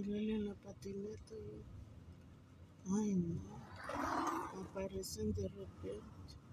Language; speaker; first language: Spanish; native; Spanish